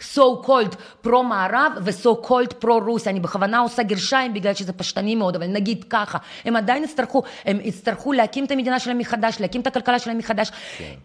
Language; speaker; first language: Hebrew; non-native, fluent; Ukrainian